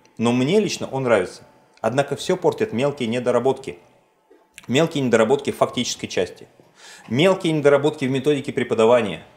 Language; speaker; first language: Russian; native; Russian